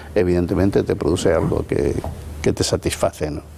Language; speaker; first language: Spanish; native; Spanish